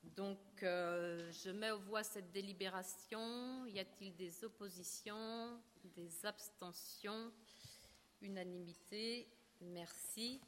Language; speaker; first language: French; native; French